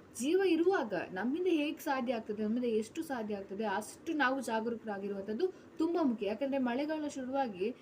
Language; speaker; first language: Kannada; non-native, local second language; Tulu